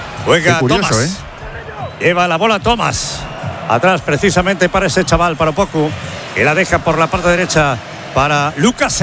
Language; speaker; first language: Spanish; native; Spanish